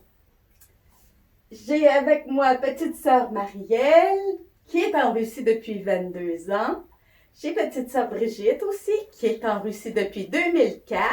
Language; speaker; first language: French; native; French